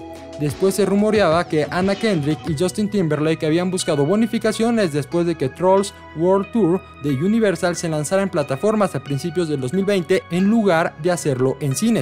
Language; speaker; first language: Spanish; native; Spanish